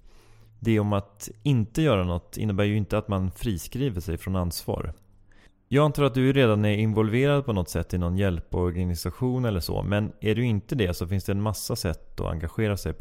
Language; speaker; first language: Swedish; native; Swedish